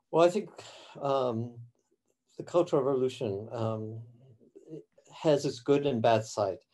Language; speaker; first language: English; early bilingual, other home language; Cantonese